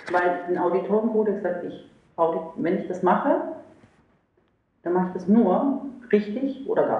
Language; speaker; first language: German; native; German